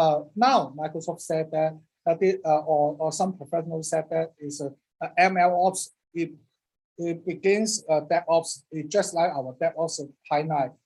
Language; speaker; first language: English; non-native, learner; Cantonese